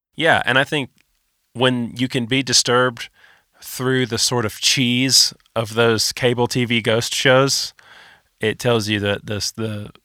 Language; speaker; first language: English; native; English